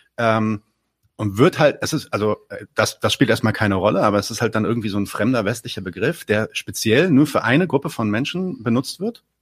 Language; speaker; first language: German; early bilingual, other home language; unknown